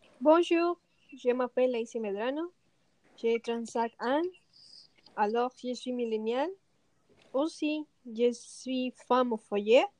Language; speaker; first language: French; non-native, learner; Spanish